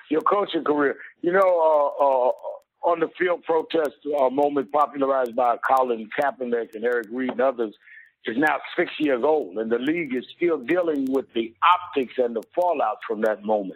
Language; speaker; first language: English; native; English